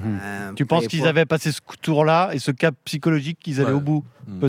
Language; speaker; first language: French; native; French